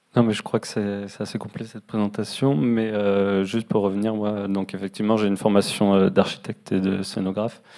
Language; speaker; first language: French; native; French